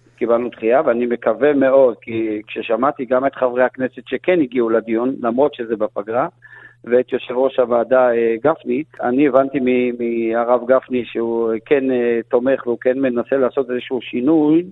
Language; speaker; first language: Hebrew; native; Hebrew